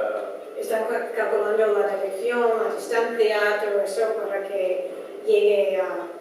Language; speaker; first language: Spanish; non-native, fluent; Dutch